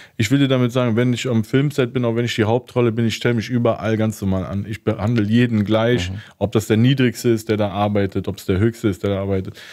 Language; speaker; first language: German; early bilingual, other home language; Turkish